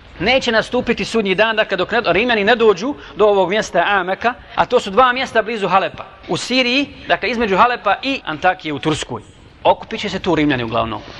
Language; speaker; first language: Bosnian; native; Bosnian